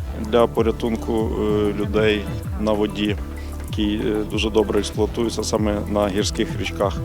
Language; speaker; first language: Ukrainian; native; Ukrainian